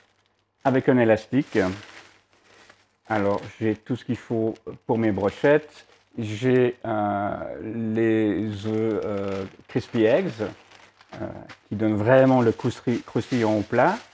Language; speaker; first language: French; native; French